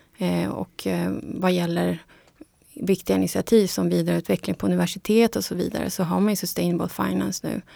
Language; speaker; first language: Swedish; non-native, fluent; Spanish